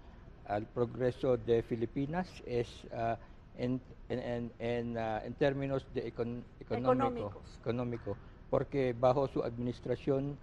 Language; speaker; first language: Spanish; non-native, learner; Filipino